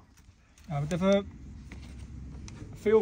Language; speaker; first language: Dutch; native; Dutch